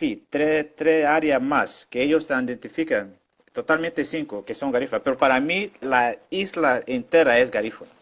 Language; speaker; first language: Spanish; non-native, local second language; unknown